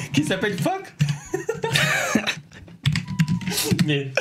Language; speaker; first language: French; non-native, learner; Mongolian